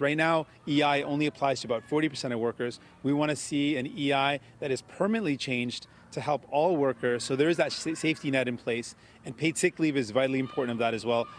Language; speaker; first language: English; early bilingual, other home language; Punjabi